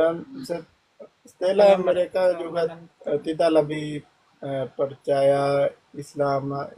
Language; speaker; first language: Indonesian; non-native, learner; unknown